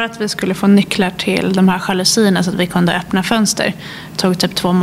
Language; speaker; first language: Swedish; native; Swedish